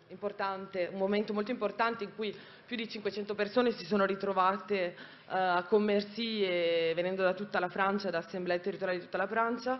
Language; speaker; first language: Italian; native; Italian